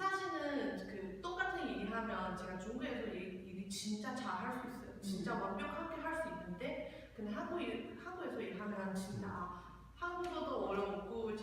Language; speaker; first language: Korean; non-native, learner; Chinese